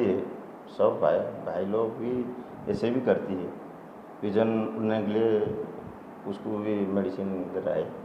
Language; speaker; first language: Hindi; non-native, local second language; Odia